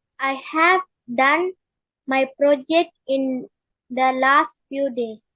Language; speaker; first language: English; non-native, learner; Tamil